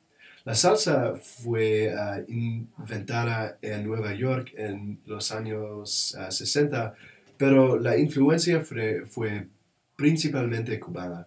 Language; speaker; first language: Spanish; non-native, learner; English